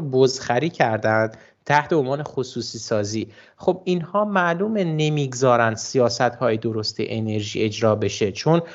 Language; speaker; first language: Persian; native; Persian